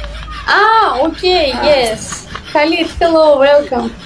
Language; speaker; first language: English; non-native, learner; Russian